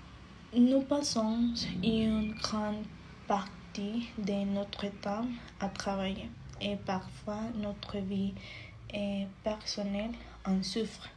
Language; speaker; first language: French; non-native, fluent; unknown